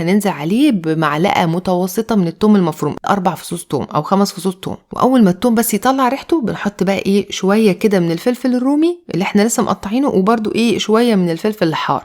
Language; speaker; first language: Arabic; native; Arabic